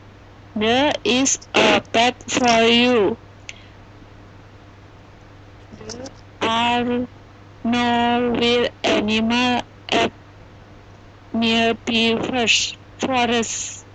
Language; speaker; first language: English; non-native, learner; Indonesian